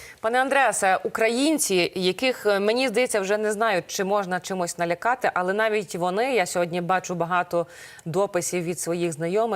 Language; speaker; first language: Ukrainian; native; Ukrainian